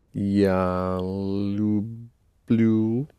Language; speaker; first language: Russian; non-native, learner; English